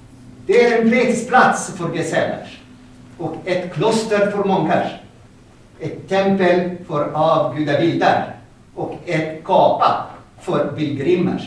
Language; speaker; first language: Swedish; non-native, fluent; Arabic